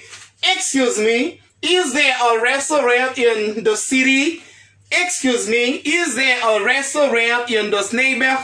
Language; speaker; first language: English; non-native, fluent; Haitian Creole